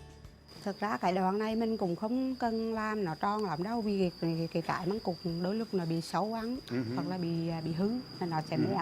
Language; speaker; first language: Vietnamese; native; Vietnamese